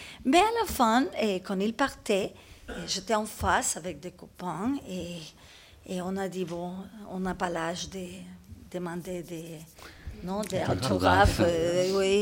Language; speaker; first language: French; non-native, learner; Spanish